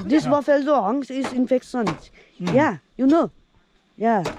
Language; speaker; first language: English; non-native, learner; Nepali